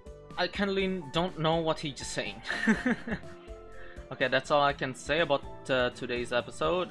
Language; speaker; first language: English; non-native, local second language; Filipino